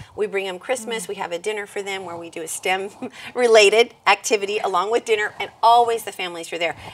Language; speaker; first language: English; native; English